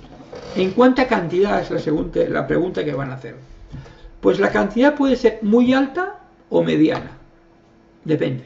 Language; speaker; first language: Spanish; native; Spanish